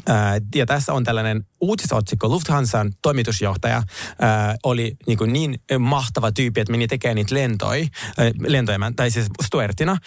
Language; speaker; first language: Finnish; early bilingual, other home language; Russian